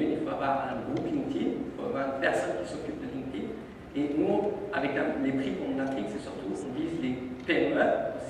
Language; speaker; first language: French; native; French